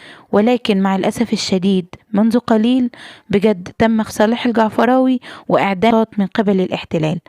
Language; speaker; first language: Arabic; native; Arabic